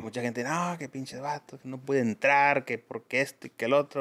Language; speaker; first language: Spanish; early bilingual, heritage; Spanish